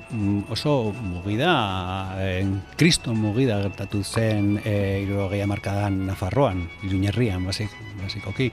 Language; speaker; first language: Basque; non-native, local second language; Spanish